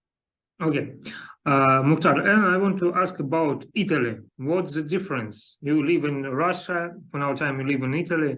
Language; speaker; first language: English; non-native, learner; Russian